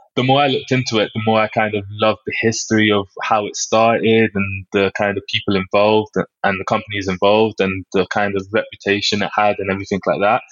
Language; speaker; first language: English; native; English